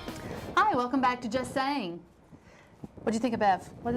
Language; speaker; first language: English; native; English